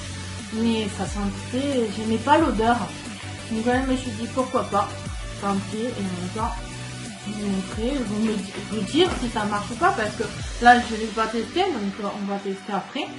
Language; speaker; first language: French; native; French